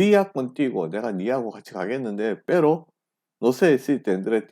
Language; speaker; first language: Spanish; non-native, fluent; Korean